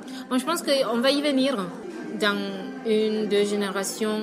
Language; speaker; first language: French; non-native, fluent; Vietnamese